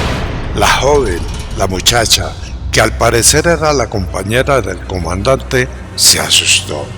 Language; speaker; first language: Spanish; native; Spanish